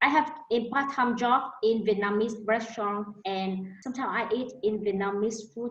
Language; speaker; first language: English; non-native, learner; Vietnamese